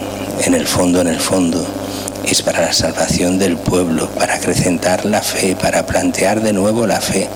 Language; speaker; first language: Spanish; native; Spanish